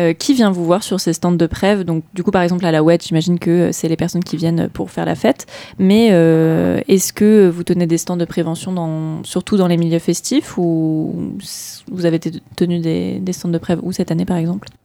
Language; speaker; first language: French; native; French